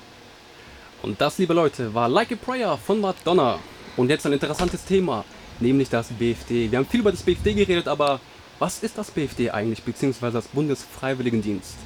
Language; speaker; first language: German; early bilingual, other home language; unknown